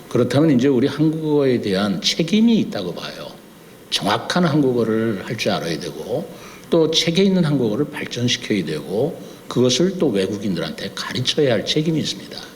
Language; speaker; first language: Korean; native; Korean